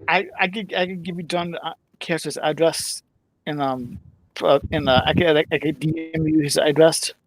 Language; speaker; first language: English; native; English